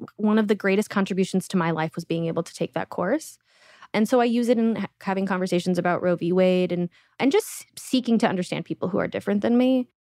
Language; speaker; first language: English; early bilingual, other home language; Russian